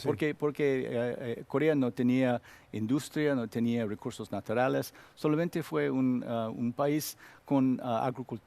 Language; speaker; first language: Spanish; non-native, learner; Korean